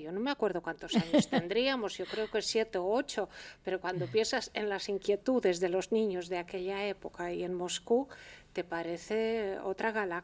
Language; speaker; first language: Spanish; early bilingual, heritage; Spanish